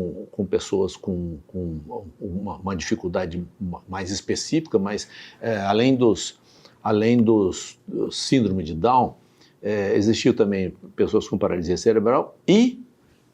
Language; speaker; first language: Portuguese; native; Portuguese